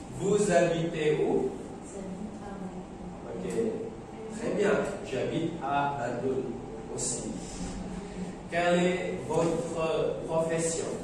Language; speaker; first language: French; non-native, fluent; Indonesian